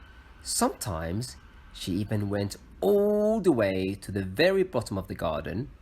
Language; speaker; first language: English; native; English